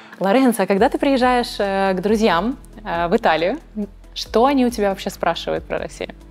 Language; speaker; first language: Russian; native; Russian